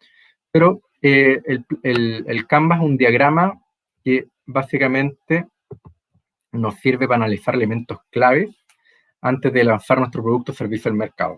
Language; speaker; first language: Spanish; native; Spanish